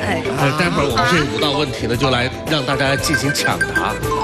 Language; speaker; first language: Chinese; native; Chinese